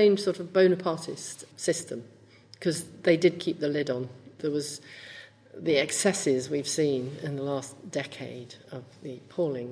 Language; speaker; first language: English; native; English